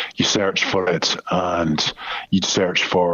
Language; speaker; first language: English; native; English